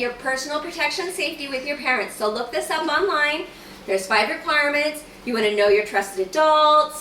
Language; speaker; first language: English; native; English